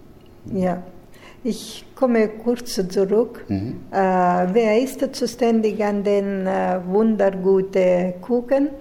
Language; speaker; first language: German; non-native, fluent; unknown